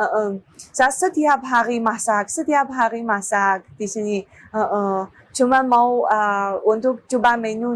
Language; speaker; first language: Indonesian; non-native, learner; Chinese